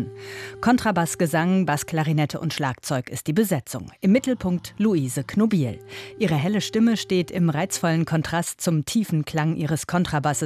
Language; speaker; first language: German; native; German